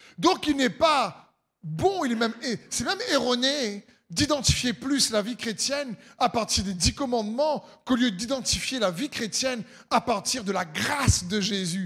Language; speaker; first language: French; native; French